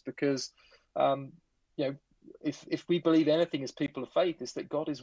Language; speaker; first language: English; native; English